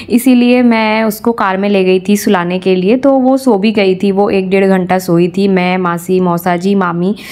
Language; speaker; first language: Hindi; non-native, local second language; Bangla